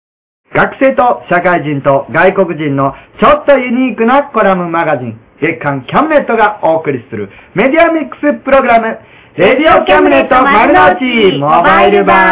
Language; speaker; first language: Japanese; native; Japanese